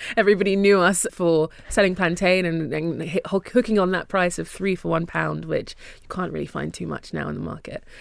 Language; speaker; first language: English; early bilingual, other home language; Yoruba